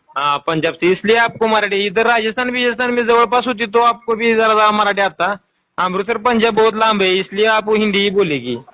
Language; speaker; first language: Hindi; non-native, local second language; Marathi